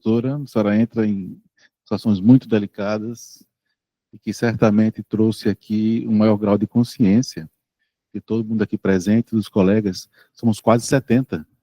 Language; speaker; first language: Portuguese; native; Portuguese